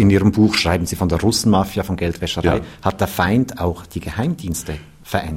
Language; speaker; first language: German; native; German